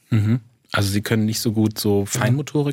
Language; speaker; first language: German; native; German